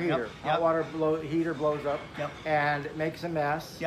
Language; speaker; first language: English; native; English